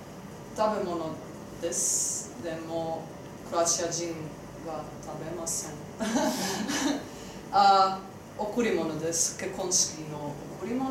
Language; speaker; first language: Japanese; non-native, learner; Croatian